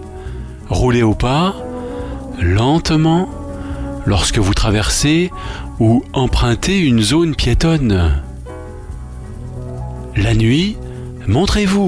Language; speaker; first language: French; native; French